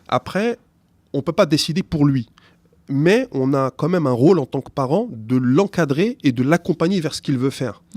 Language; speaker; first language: French; early bilingual, other home language; Arabic